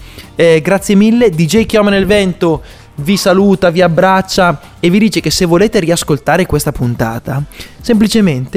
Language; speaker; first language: Italian; native; Italian